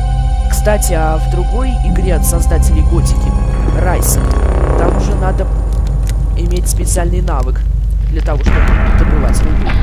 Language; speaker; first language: Russian; native; Russian